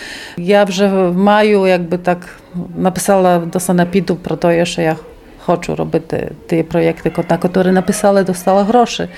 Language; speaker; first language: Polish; non-native, local second language; Ukrainian